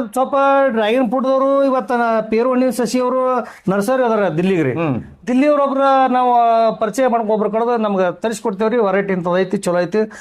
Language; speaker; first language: Kannada; native; Kannada